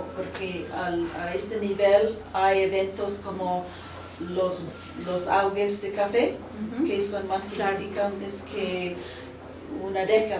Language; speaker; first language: Spanish; non-native, fluent; English